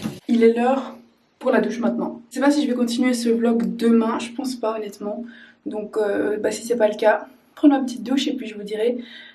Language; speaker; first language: French; native; French